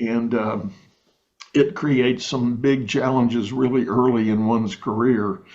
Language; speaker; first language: English; native; English